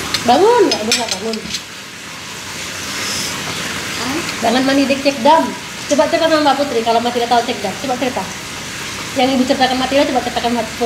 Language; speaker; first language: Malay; non-native, local second language; Javanese